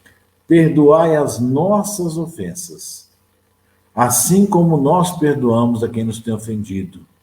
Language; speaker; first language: Portuguese; native; Portuguese